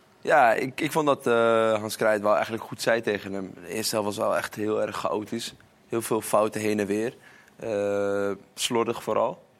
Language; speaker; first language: Dutch; native; Dutch